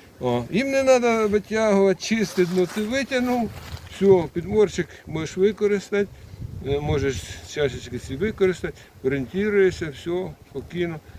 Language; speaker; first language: Ukrainian; native; Ukrainian